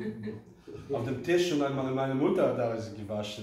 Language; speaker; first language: German; non-native, fluent; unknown